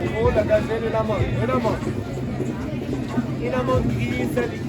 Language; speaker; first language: English; non-native, learner; Arabic